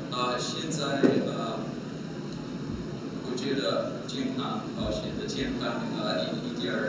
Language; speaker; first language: Chinese; non-native, learner; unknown